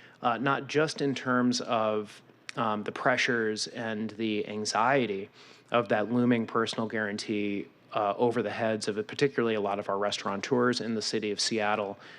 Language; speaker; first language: English; native; English